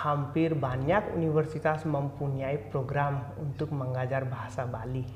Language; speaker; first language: Indonesian; non-native, fluent; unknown